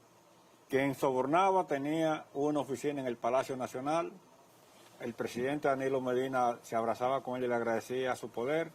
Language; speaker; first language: Spanish; native; Spanish